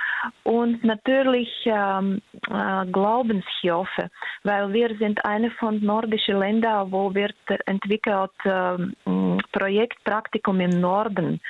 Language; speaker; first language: German; non-native, fluent; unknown